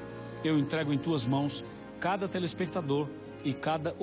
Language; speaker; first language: Portuguese; native; Portuguese